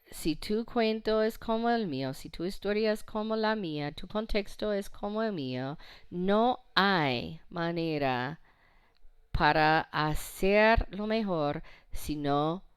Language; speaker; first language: Spanish; non-native, fluent; English